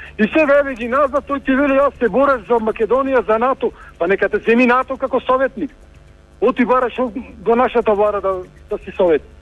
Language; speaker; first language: Macedonian; native; Macedonian